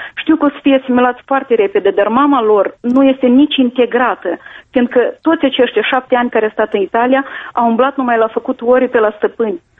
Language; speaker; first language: Romanian; native; Romanian